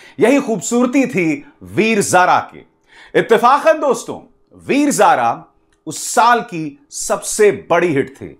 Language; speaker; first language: Hindi; native; Hindi